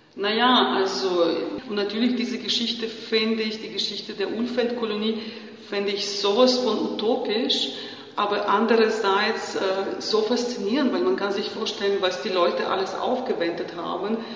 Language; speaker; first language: German; non-native, fluent; Ukrainian